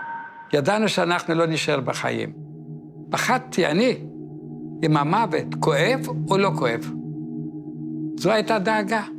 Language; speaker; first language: Hebrew; non-native, fluent; Yiddish